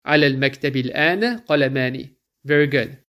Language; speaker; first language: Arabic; non-native, fluent; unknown